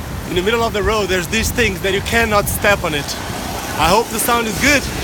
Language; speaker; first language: English; non-native, fluent; Portuguese